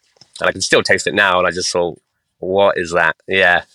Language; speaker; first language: English; native; English